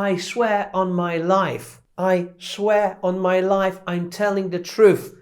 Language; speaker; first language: English; non-native, fluent; Polish